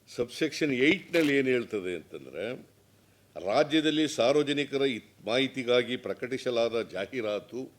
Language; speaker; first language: Kannada; native; Kannada